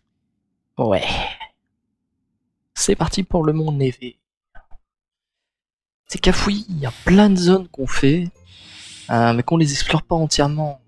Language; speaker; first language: French; native; French